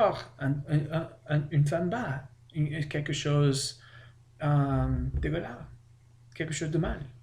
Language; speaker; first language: French; non-native, learner; English